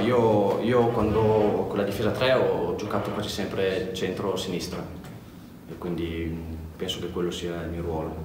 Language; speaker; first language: Italian; native; Italian